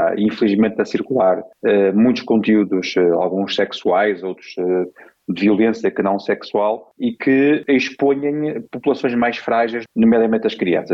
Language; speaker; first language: Portuguese; native; Portuguese